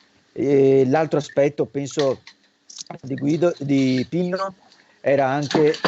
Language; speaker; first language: Italian; native; Italian